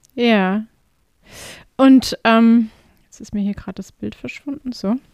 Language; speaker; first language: German; native; German